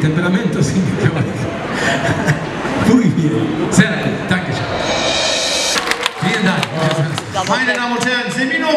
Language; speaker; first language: German; non-native, fluent; Spanish